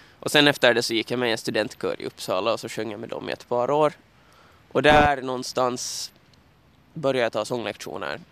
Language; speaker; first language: Swedish; native; Swedish